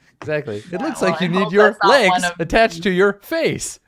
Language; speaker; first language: English; native; English